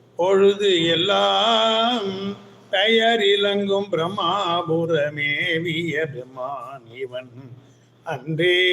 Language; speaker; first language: Tamil; native; Tamil